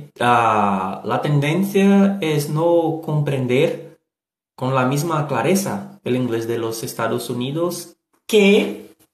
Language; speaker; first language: Spanish; non-native, learner; Portuguese